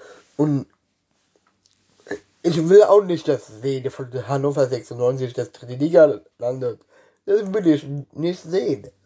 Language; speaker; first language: German; non-native, learner; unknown